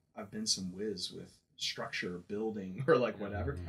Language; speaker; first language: English; native; English